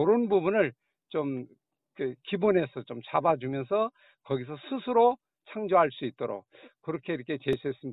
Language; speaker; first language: Korean; native; Korean